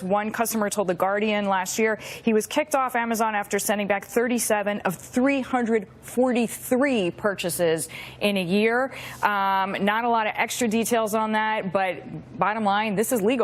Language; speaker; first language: English; native; English